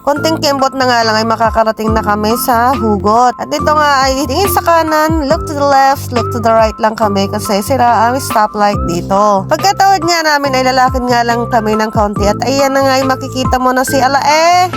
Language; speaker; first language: Filipino; non-native, local second language; Iloko